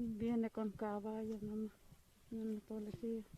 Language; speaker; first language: Spanish; non-native, local second language; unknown